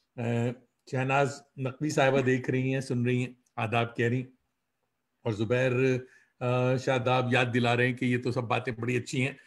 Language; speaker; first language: Hindi; native; Hindi